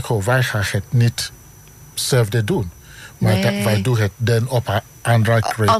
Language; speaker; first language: Dutch; non-native, learner; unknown